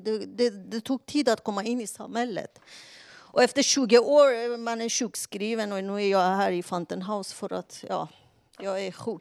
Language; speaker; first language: Swedish; non-native, fluent; Persian